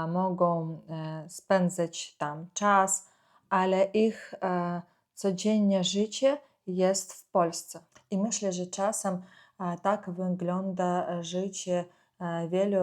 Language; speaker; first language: Polish; non-native, fluent; Ukrainian